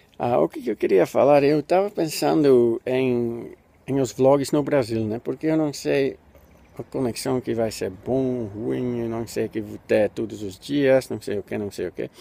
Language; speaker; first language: Portuguese; non-native, learner; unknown